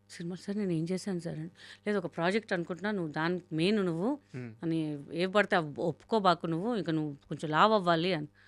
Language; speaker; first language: Telugu; non-native, local second language; Hindi